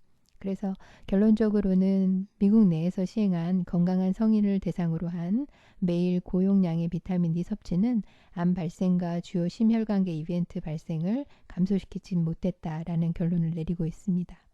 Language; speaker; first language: Korean; native; Korean